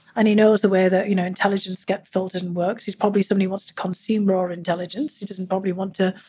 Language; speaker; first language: English; native; English